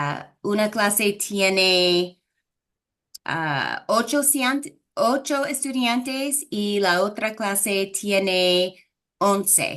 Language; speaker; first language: Spanish; non-native, fluent; English